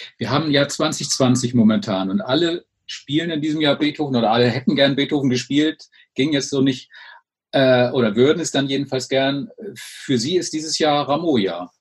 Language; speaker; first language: German; native; German